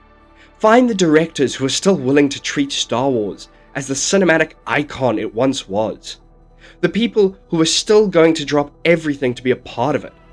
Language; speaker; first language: English; native; English